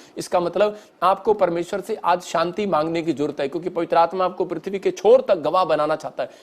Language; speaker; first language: Hindi; non-native, local second language; Punjabi